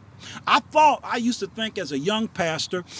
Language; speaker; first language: English; native; English